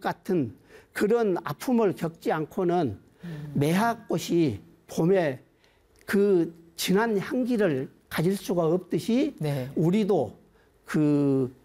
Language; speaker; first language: Korean; native; Korean